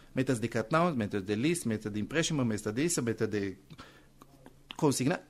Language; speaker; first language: Portuguese; non-native, fluent; Hebrew